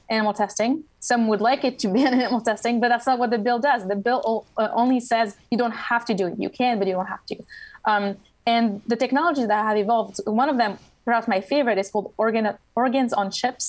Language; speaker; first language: English; non-native, fluent; French